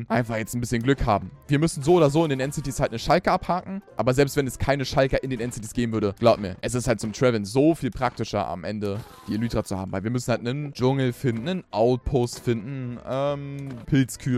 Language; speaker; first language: German; native; German